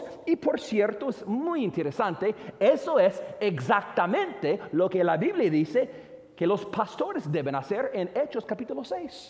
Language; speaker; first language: Spanish; non-native, fluent; English